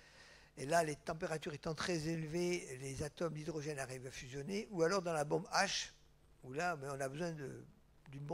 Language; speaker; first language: French; native; French